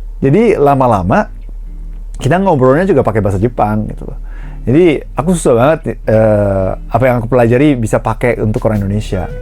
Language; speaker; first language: Indonesian; non-native, fluent; Japanese